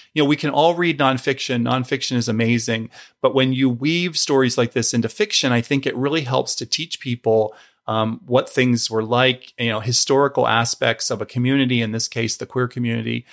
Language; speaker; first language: English; native; English